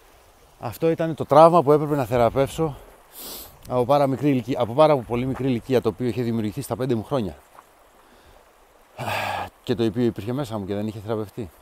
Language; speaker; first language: Greek; native; Greek